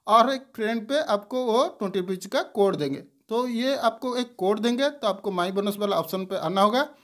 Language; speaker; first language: Hindi; non-native, local second language; Bangla